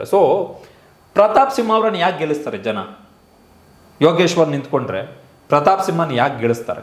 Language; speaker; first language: Kannada; native; Kannada